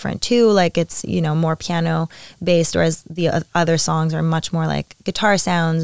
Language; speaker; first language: English; native; English